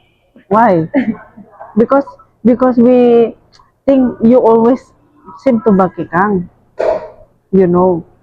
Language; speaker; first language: English; non-native, learner; Indonesian